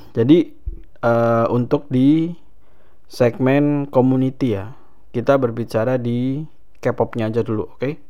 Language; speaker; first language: Indonesian; native; Indonesian